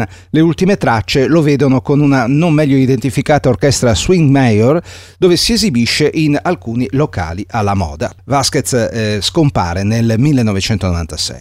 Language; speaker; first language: Italian; native; Italian